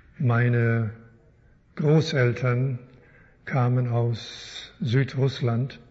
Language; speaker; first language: German; early bilingual, heritage; German